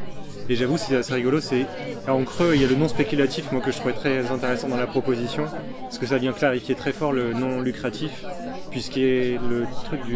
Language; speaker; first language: French; native; French